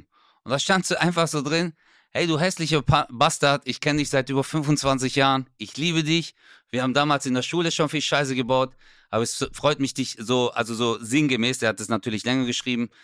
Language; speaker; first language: German; native; German